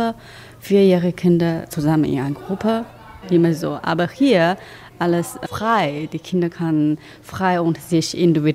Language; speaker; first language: German; non-native, learner; Chinese